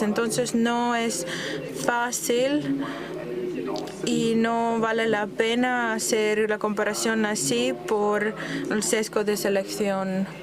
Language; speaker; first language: Spanish; non-native, fluent; German